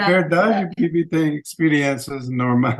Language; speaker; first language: Portuguese; non-native, learner; English